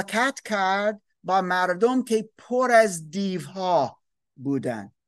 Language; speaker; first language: Persian; non-native, learner; English